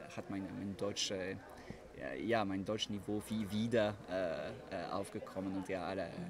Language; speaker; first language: German; non-native, learner; French